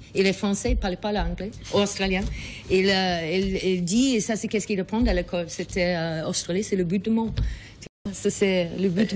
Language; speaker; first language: French; non-native, learner; English